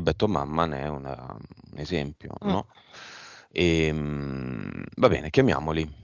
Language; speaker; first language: Italian; native; Italian